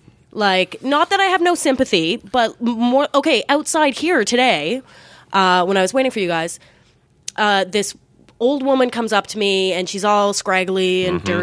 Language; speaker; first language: English; native; English